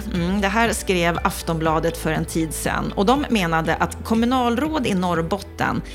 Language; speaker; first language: Swedish; native; Swedish